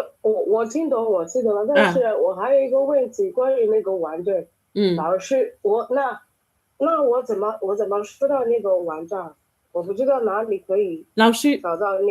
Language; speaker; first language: Chinese; non-native, learner; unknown